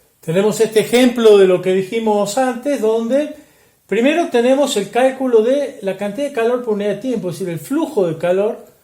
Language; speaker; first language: Spanish; native; Spanish